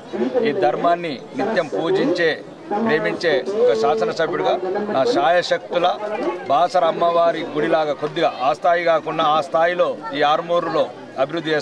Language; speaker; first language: Telugu; native; Telugu